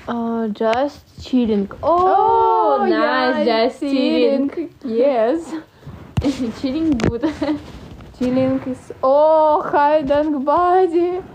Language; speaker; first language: English; non-native, learner; Russian